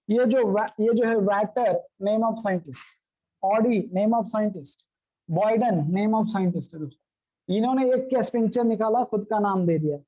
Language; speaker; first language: Hindi; non-native, local second language; Marathi